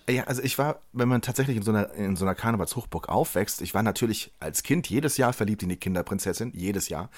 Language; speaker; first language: German; native; German